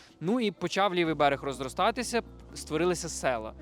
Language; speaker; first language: Ukrainian; native; Ukrainian